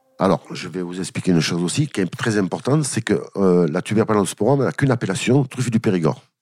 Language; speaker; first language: French; native; French